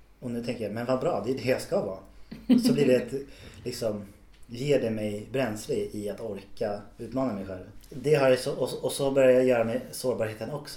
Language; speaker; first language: Swedish; native; Swedish